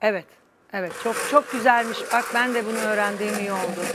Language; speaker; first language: Turkish; native; Turkish